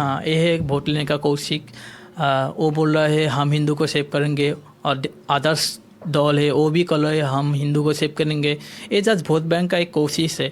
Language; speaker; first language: Hindi; non-native, learner; Bangla